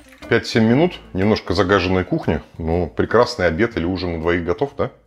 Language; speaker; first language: Russian; native; Russian